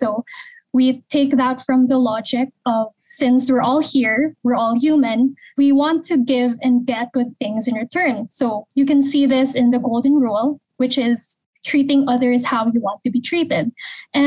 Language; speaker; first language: English; non-native, local second language; Hiligaynon